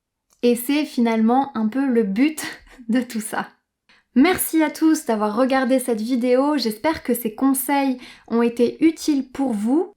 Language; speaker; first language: French; native; French